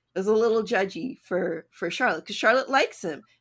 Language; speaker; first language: English; native; English